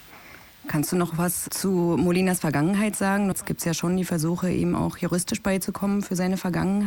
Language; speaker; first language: German; native; German